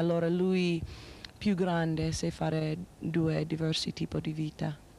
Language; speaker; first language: Italian; non-native, learner; English